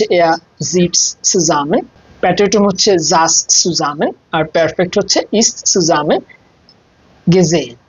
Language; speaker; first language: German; non-native, fluent; Bangla